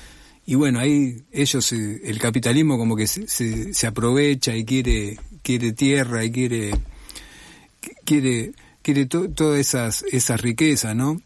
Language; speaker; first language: Spanish; native; Spanish